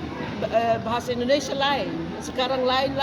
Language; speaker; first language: Indonesian; early bilingual, heritage; Indonesian